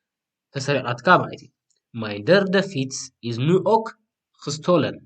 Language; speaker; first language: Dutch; non-native, fluent; Tigrinya